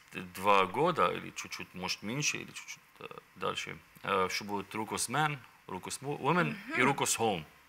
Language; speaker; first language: Russian; non-native, learner; Arabic